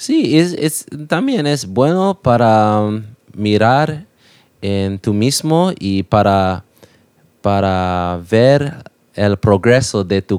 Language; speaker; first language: Spanish; non-native, learner; English